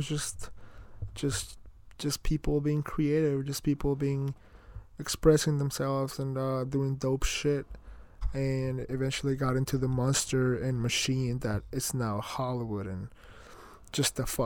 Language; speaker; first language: English; early bilingual, other home language; Spanish